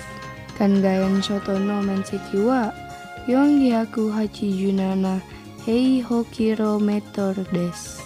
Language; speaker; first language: Japanese; non-native, fluent; Indonesian